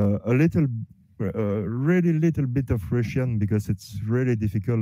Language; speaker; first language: English; non-native, learner; French